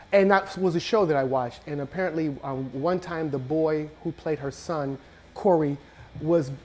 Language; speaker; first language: English; native; English